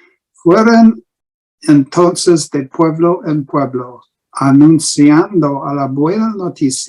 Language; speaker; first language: Spanish; non-native, learner; English